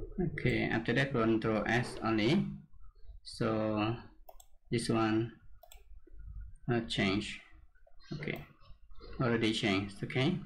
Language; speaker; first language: English; non-native, learner; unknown